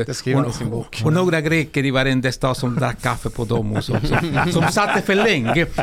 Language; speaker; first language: Swedish; non-native, fluent; Spanish